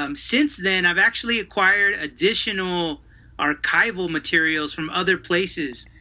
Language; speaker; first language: English; early bilingual, other home language; Spanish